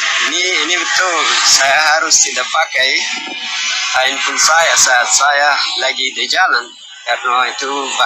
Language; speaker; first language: Indonesian; non-native, learner; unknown